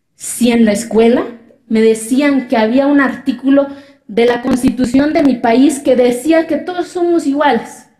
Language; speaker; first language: Spanish; non-native, local second language; Zapotec